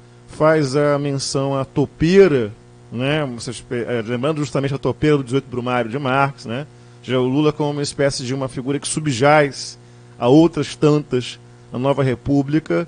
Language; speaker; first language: Portuguese; native; Portuguese